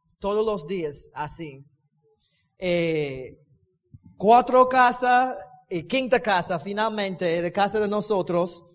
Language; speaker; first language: Spanish; non-native, learner; English